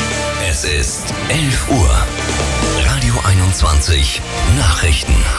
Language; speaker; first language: German; native; German